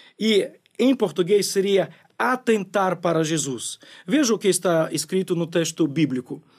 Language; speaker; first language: Portuguese; non-native, fluent; Ukrainian